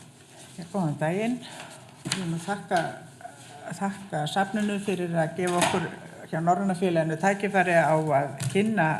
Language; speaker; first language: Icelandic; native; Icelandic